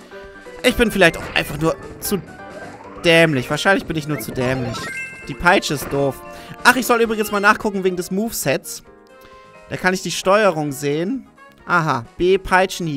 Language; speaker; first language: German; native; German